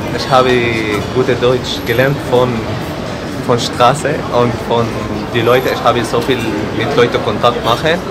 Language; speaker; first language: German; non-native, learner; Arabic